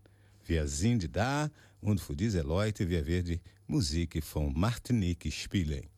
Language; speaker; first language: German; non-native, learner; Portuguese